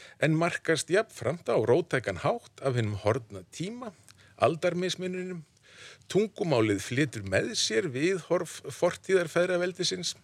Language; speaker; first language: Icelandic; native; Icelandic